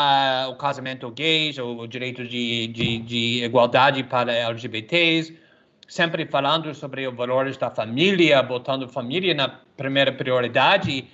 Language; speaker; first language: Portuguese; non-native, fluent; English